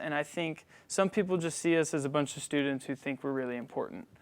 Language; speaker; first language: English; native; English